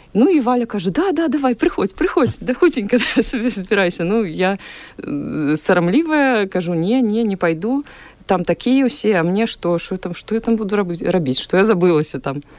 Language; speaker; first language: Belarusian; non-native, local second language; Russian